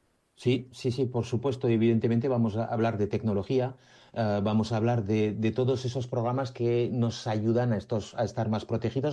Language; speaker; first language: Spanish; native; Spanish